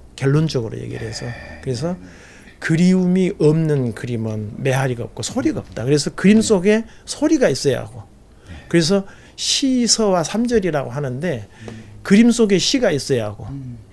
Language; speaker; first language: Korean; native; Korean